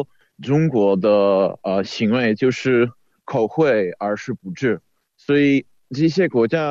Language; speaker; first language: Chinese; non-native, fluent; Czech